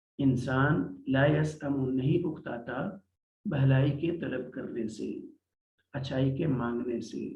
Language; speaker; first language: Urdu; native; Urdu